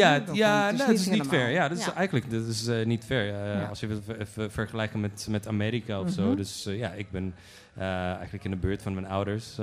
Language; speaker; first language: Dutch; non-native, fluent; Polish